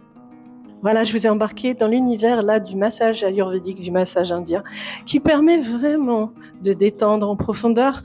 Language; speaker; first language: French; native; French